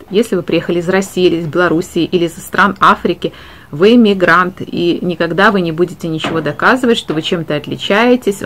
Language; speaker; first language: Russian; native; Russian